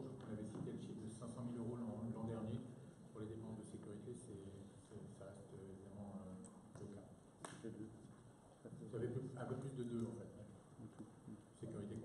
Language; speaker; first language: French; native; French